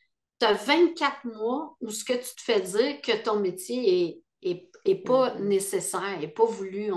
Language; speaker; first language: French; native; French